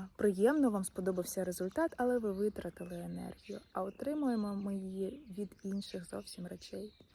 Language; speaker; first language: Ukrainian; non-native, local second language; Russian